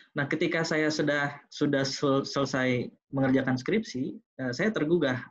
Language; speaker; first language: Indonesian; non-native, local second language; Sundanese